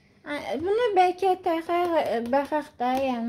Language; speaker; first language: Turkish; non-native, learner; Azerbaijani